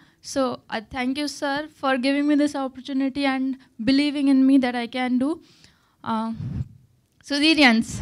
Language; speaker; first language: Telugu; non-native, learner; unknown